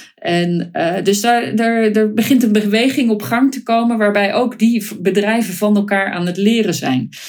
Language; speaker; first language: Dutch; native; Dutch